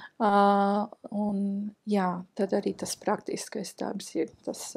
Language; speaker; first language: Latvian; non-native, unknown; English